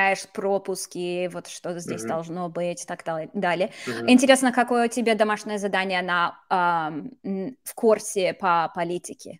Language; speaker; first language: Russian; non-native, fluent; English